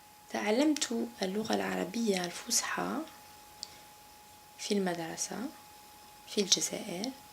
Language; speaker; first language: Arabic; non-native, local second language; Kabyle